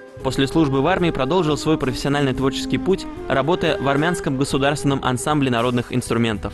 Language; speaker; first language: Russian; native; Russian